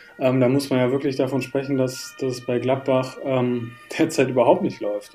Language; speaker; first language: German; native; German